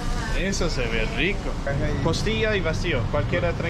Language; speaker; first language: Spanish; non-native, fluent; English